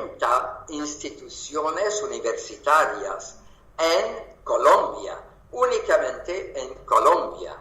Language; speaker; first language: Spanish; non-native, fluent; French